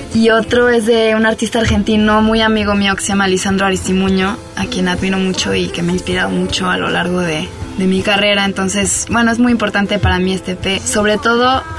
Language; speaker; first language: Spanish; non-native, fluent; French